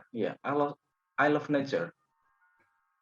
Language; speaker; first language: English; non-native, learner; Indonesian